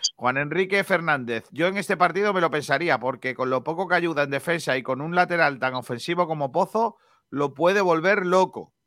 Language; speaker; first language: Spanish; native; Spanish